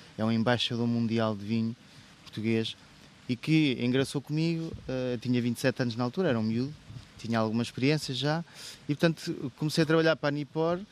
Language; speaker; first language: Portuguese; native; Portuguese